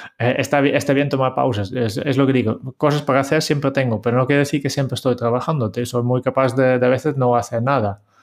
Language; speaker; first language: Spanish; non-native, fluent; Dutch